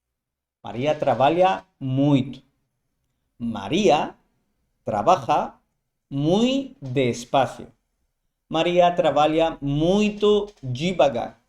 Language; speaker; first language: Portuguese; non-native, fluent; Spanish